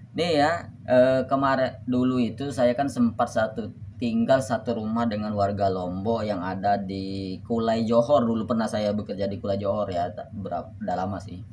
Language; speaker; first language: Indonesian; native; Indonesian